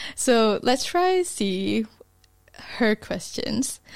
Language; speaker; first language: English; non-native, local second language; Malay